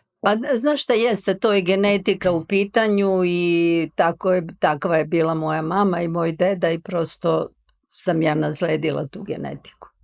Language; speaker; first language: Serbian; native; Serbian